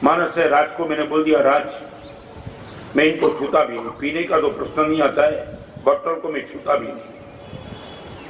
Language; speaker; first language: Hindi; non-native, local second language; Gujarati